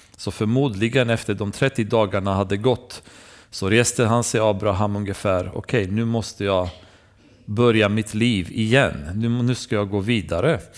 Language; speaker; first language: Swedish; non-native, fluent; Romanian